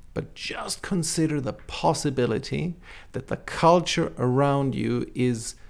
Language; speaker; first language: English; non-native, fluent; Czech